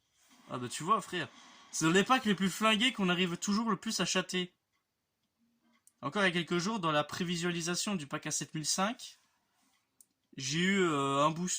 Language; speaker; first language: French; native; French